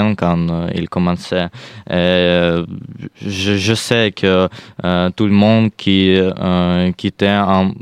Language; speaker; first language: French; non-native, learner; Ukrainian